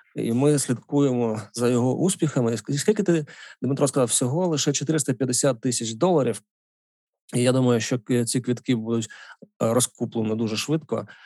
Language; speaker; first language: Ukrainian; native; Ukrainian